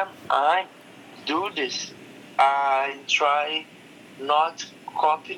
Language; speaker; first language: English; non-native, learner; Portuguese